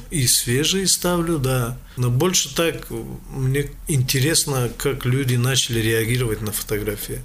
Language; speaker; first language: Russian; non-native, local second language; Tajik